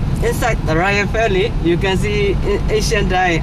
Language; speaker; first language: English; non-native, learner; Burmese